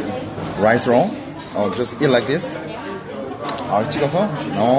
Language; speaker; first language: English; non-native, learner; Korean